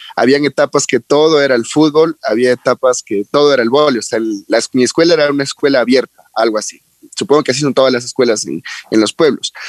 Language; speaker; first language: Spanish; native; Spanish